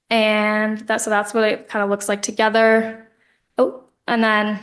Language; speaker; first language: English; native; English